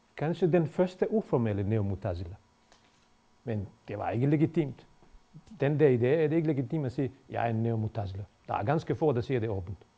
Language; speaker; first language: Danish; non-native, fluent; Bosnian